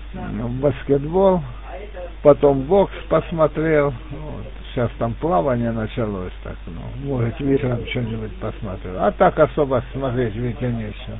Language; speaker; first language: Russian; native; Russian